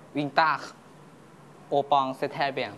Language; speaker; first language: French; non-native, learner; Thai